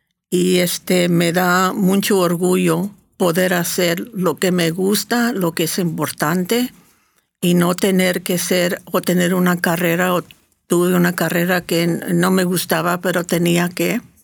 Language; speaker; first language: Spanish; early bilingual, heritage; Spanish